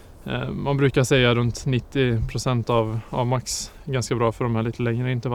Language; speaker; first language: Swedish; native; Swedish